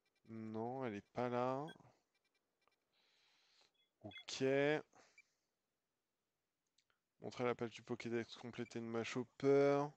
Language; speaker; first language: French; native; French